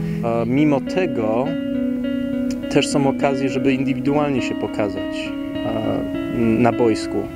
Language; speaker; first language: Polish; early bilingual, heritage; Polish